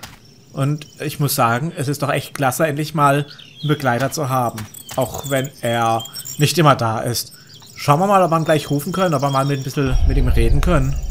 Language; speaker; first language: German; native; German